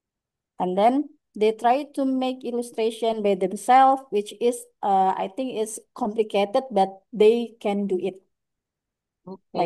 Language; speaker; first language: English; non-native, learner; Indonesian